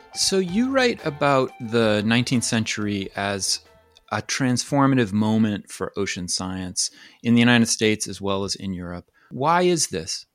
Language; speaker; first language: English; native; English